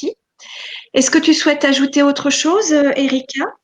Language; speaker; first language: French; native; French